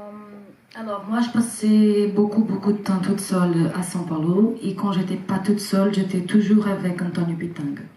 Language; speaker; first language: French; non-native, fluent; Portuguese